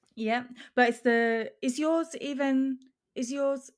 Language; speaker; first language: English; non-native, fluent; German